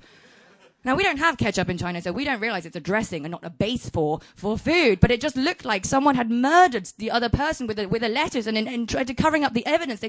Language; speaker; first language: English; early bilingual, other home language; Chinese